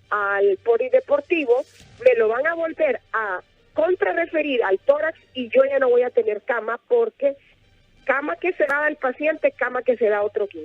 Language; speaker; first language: Spanish; native; Spanish